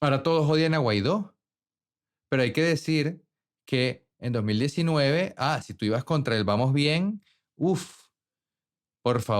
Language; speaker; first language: Spanish; native; Spanish